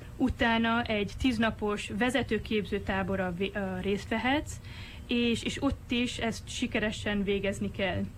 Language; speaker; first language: Hungarian; early bilingual, heritage; Hungarian